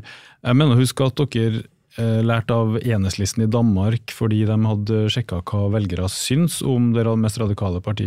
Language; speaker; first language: Norwegian; native; Norwegian